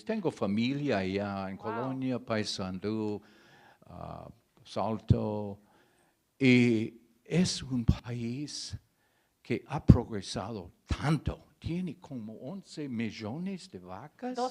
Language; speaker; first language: Spanish; non-native, fluent; English